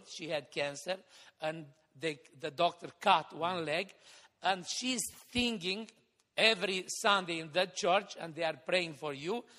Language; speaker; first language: English; non-native, fluent; Romanian